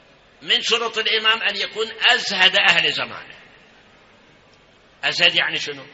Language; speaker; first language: Arabic; native; Arabic